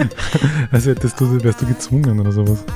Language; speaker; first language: German; native; German